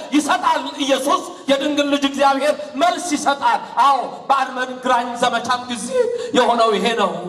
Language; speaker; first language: Amharic; native; Amharic